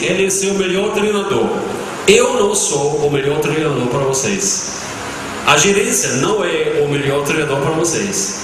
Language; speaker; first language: Portuguese; non-native, fluent; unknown